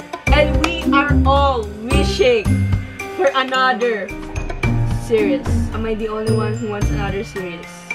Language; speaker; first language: English; non-native, local second language; Filipino